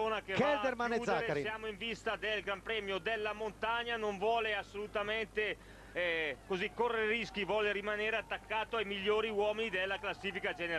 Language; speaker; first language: Italian; native; Italian